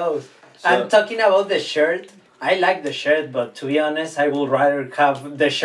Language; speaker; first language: English; non-native, fluent; Spanish